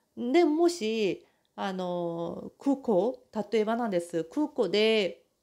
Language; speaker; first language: Japanese; non-native, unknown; Korean